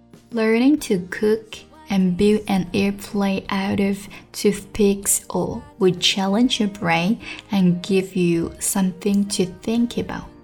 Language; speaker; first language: English; non-native, fluent; Chinese